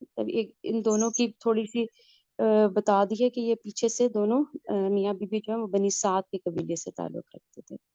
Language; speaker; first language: Urdu; native; Urdu